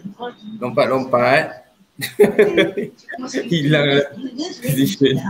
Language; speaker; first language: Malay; non-native, local second language; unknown